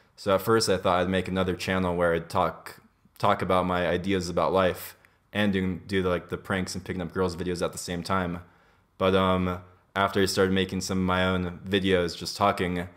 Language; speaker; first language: English; native; English